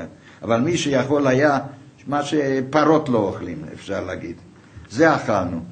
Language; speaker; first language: Hebrew; non-native, fluent; Hungarian